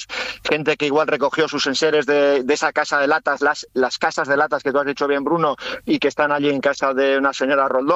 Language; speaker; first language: Spanish; native; Spanish